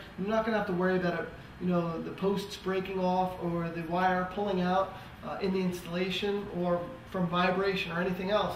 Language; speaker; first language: English; native; English